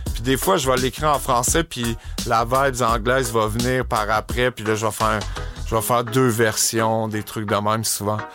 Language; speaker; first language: French; native; French